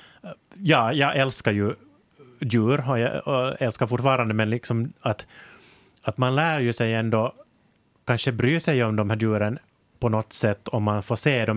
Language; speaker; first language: Swedish; native; Swedish